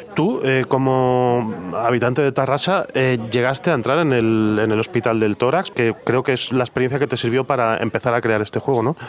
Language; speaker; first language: Spanish; non-native, local second language; Catalan